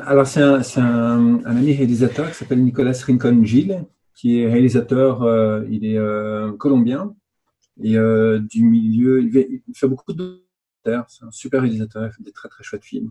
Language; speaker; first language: French; native; French